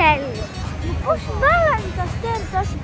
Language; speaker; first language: Greek; early bilingual, heritage; Greek